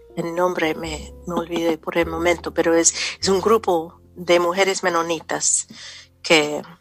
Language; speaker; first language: Spanish; non-native, fluent; English